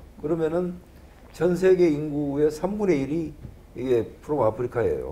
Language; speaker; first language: Korean; native; Korean